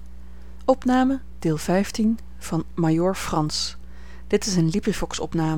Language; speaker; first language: Dutch; native; Dutch